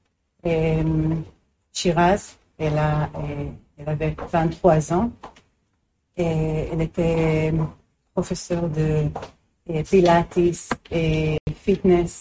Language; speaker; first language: French; non-native, learner; Hebrew